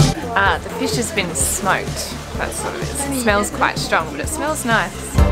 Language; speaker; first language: English; native; English